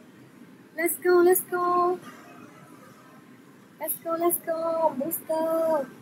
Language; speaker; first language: English; non-native, learner; Chinese